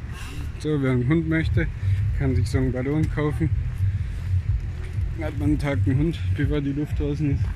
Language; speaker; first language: German; native; German